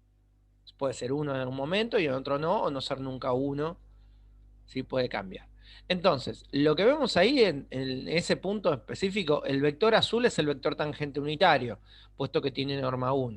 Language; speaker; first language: Spanish; native; Spanish